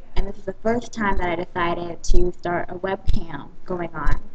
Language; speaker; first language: English; native; English